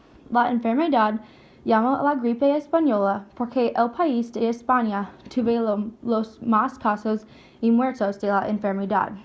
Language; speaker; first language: Spanish; non-native, learner; English